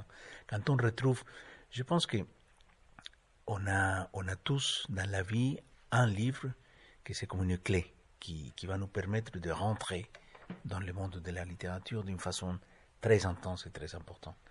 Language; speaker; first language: French; non-native, fluent; Spanish